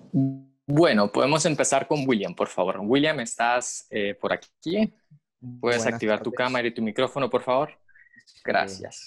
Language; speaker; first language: Spanish; native; Spanish